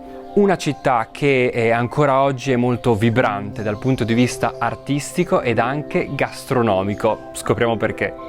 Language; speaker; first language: Italian; native; Italian